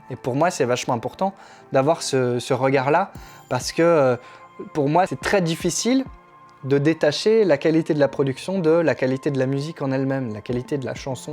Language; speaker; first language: French; native; French